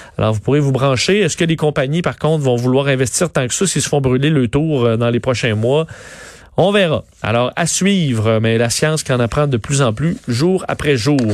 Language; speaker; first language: French; native; French